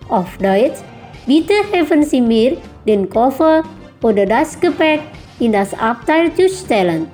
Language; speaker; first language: German; non-native, fluent; Indonesian